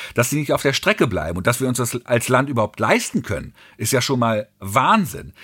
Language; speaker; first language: German; native; German